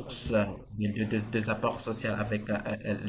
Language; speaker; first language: French; non-native, fluent; Portuguese